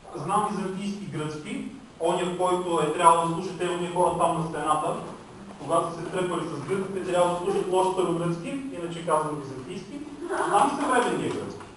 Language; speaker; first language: Bulgarian; non-native, local second language; Romanian